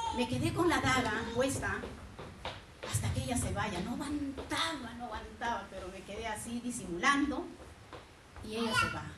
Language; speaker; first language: Spanish; native; Spanish